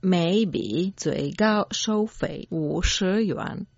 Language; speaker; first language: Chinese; non-native, learner; Croatian